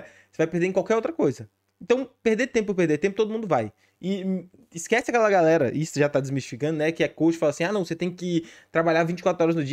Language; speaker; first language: Portuguese; native; Portuguese